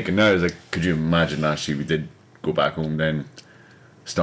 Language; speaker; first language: English; native; English